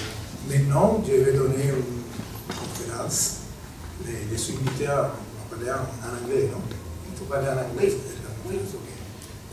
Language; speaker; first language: French; non-native, fluent; Spanish